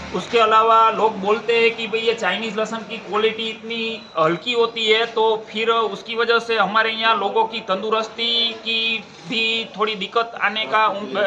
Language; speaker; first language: Hindi; non-native, local second language; Gujarati